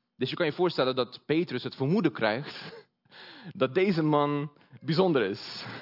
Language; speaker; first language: Dutch; early bilingual, other home language; Portuguese